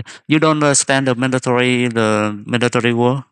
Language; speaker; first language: English; non-native, fluent; Vietnamese